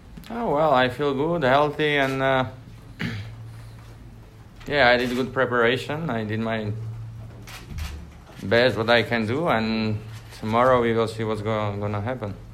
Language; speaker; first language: English; non-native, fluent; Slovak